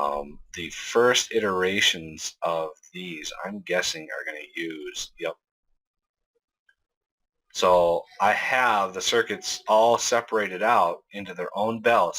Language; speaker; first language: English; native; English